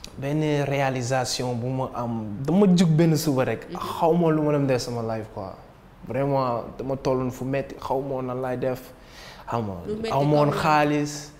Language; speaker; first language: Wolof; native; Wolof